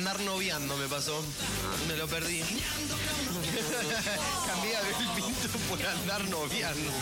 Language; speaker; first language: Spanish; native; Spanish